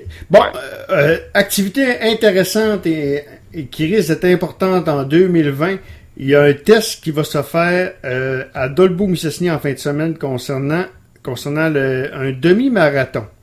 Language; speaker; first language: French; native; French